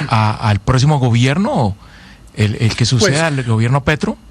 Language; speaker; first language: Spanish; native; Spanish